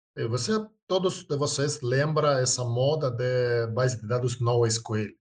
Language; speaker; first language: Portuguese; non-native, learner; Russian